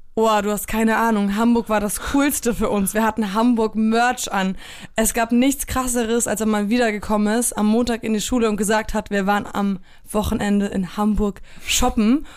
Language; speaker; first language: German; early bilingual, other home language; Polish